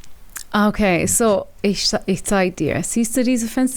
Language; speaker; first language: German; non-native, learner; English